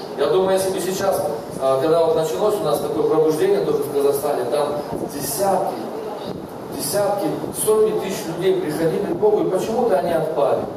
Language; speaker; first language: Russian; native; Russian